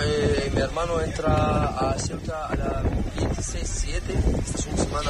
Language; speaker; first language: Spanish; non-native, learner; Arabic